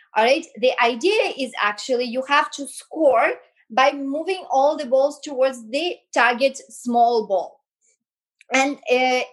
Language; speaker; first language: English; non-native, fluent; Belarusian